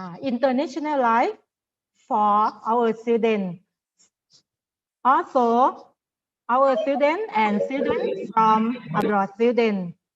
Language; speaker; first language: English; non-native, learner; Thai